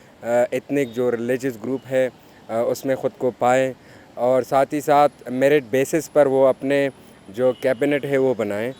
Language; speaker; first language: Hindi; non-native, fluent; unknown